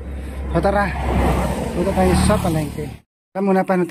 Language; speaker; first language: Filipino; native; Filipino